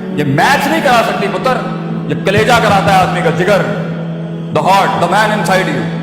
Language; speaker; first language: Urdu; non-native, local second language; Punjabi